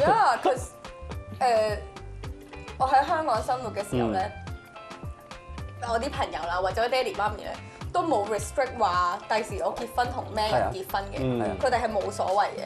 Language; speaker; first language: Cantonese; early bilingual, other home language; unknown